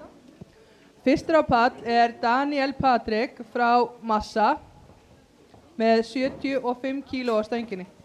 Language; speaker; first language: Icelandic; native; Icelandic